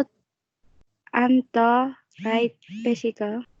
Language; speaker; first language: English; non-native, learner; Indonesian